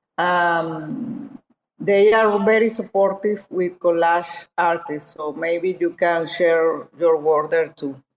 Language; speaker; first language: English; non-native, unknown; Italian